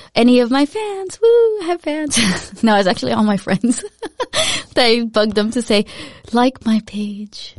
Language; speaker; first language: English; early bilingual, other home language; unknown